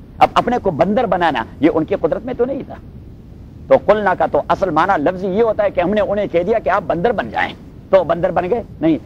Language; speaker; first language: Urdu; non-native, local second language; Pashto